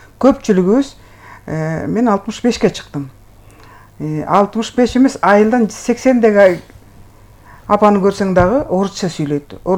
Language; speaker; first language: Kyrgyz; non-native, local second language; Russian